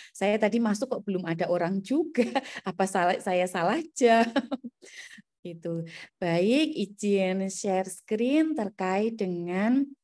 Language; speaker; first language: Indonesian; non-native, local second language; Javanese